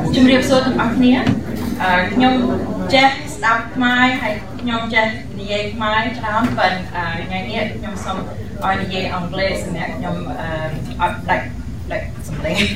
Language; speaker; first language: Khmer; early bilingual, heritage; Khmer